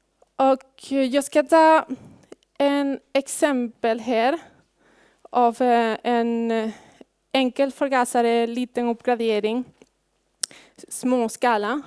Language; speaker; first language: Swedish; non-native, fluent; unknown